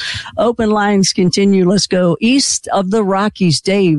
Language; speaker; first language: English; native; English